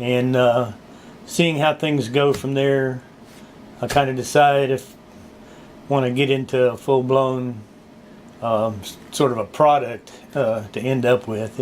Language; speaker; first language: English; native; English